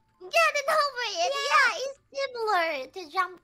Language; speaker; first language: English; non-native, learner; Japanese